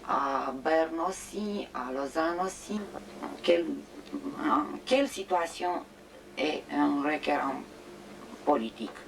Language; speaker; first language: French; non-native, fluent; Romanian